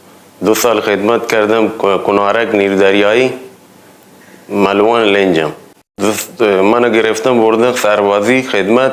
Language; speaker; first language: Persian; non-native, local second language; Baluchi